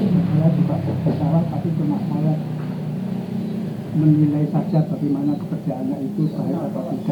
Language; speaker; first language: Indonesian; non-native, local second language; Javanese